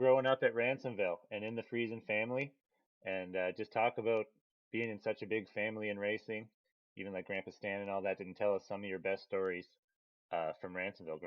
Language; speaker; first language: English; native; English